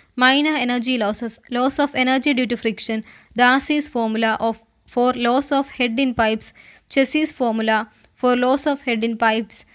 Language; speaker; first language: English; non-native, local second language; Malayalam